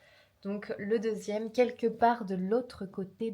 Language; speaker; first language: French; native; French